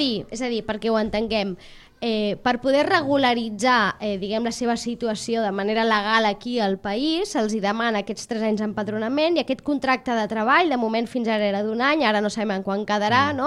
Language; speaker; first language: Catalan; native; Catalan